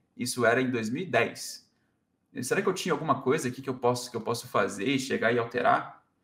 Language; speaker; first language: Portuguese; native; Portuguese